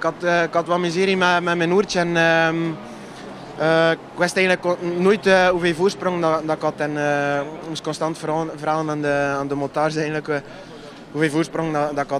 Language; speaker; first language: Dutch; native; Dutch